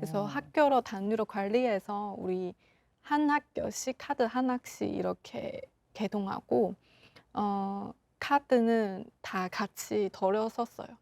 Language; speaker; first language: Korean; non-native, local second language; Chinese